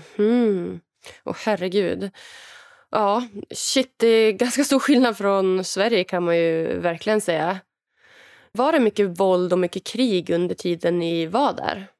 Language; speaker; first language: Swedish; native; Swedish